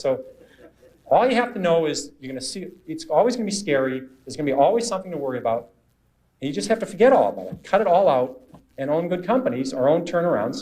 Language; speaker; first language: English; native; English